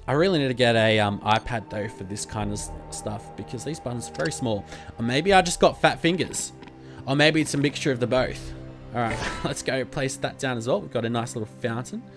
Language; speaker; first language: English; native; English